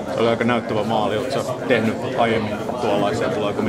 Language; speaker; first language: Finnish; native; Finnish